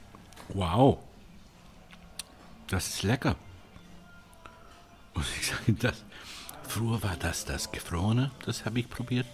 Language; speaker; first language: German; non-native, learner; English